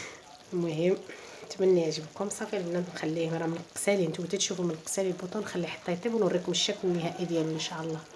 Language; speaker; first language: Arabic; native; Arabic